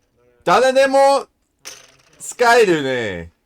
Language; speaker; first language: Japanese; non-native, learner; English